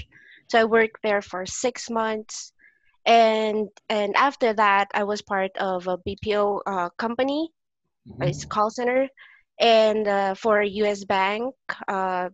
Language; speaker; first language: English; non-native, local second language; Filipino